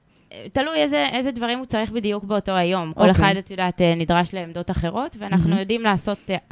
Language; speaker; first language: Hebrew; native; Hebrew